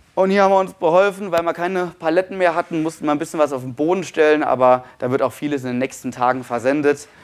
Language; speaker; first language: German; native; German